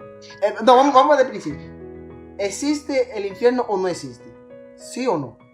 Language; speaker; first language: Spanish; native; Spanish